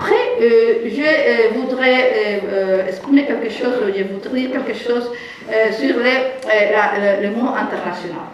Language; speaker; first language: French; non-native, fluent; Spanish